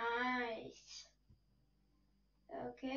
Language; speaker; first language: English; non-native, local second language; Slovak